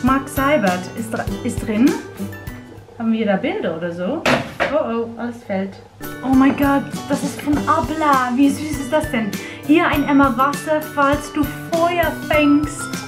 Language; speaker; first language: German; non-native, fluent; Dutch